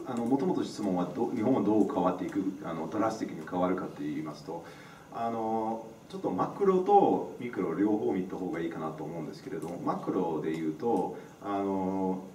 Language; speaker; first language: Japanese; non-native, fluent; English